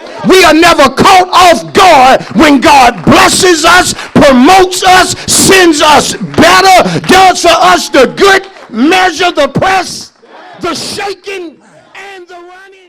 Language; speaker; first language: English; native; English